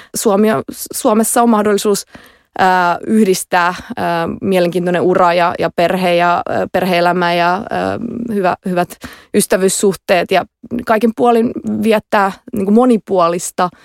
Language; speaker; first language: Finnish; non-native, local second language; Russian